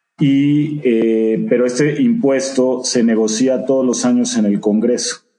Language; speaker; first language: Spanish; native; Spanish